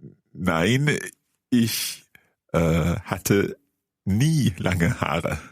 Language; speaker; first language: German; non-native, learner; English